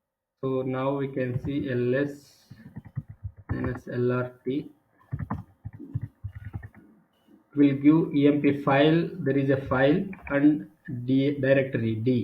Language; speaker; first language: English; non-native, local second language; Telugu